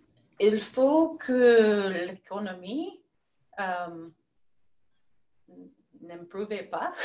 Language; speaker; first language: French; non-native, learner; English